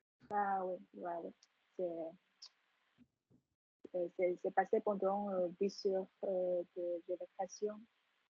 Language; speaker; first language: French; non-native, fluent; Vietnamese